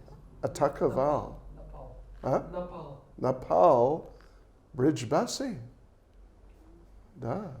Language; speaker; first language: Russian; non-native, learner; English